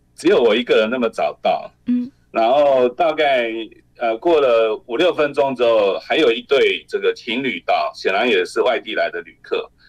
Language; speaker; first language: Chinese; native; Chinese